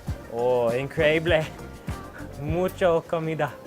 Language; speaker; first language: Spanish; non-native, learner; English